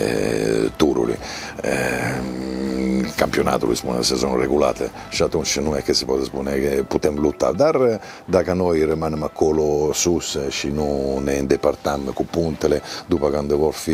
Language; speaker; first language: Romanian; non-native, learner; Italian